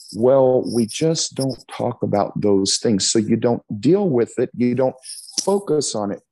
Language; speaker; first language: English; native; English